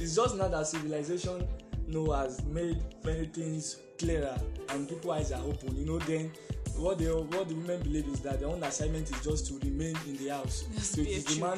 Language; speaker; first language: English; non-native, local second language; Yoruba